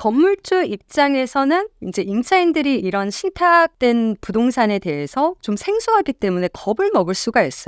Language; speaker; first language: Korean; native; Korean